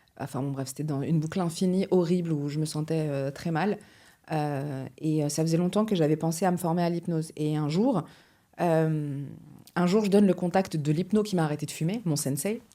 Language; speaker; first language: French; early bilingual, other home language; Portuguese